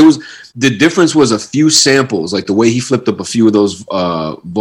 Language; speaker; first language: English; native; English